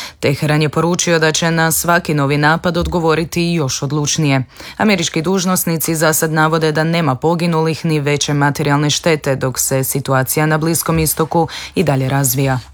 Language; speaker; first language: Croatian; native; Croatian